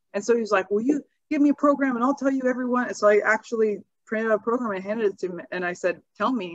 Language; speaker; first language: English; native; English